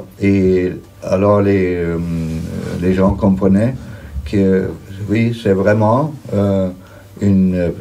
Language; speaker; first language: French; non-native, fluent; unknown